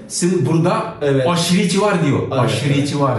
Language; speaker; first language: Turkish; non-native, learner; Uyghur